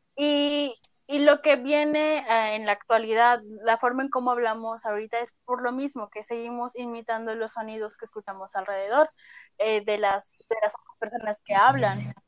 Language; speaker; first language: Spanish; native; Spanish